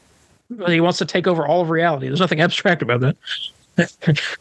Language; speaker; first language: English; native; English